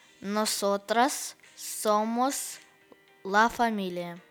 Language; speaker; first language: Spanish; non-native, learner; Russian